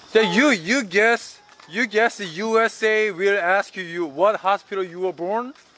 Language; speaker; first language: English; non-native, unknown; Korean